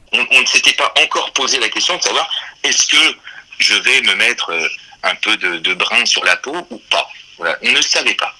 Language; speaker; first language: French; native; French